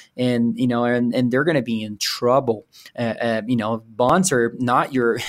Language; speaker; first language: English; non-native, fluent; Portuguese